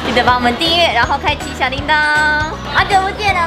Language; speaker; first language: Chinese; native; Chinese